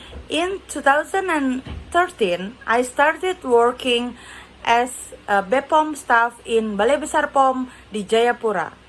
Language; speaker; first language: English; non-native, learner; Indonesian